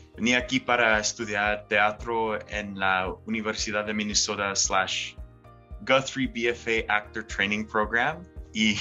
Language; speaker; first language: Spanish; early bilingual, heritage; Spanish